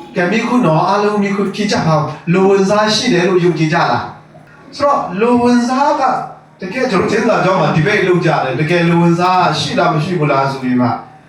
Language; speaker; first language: Burmese; non-native, local second language; Hakha Chin